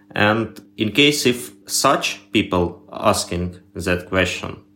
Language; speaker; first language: English; non-native, learner; Ukrainian